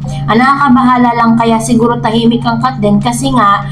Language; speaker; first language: Filipino; native; Filipino